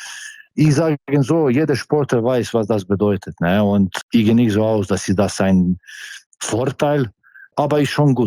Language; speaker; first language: German; non-native, fluent; Slovenian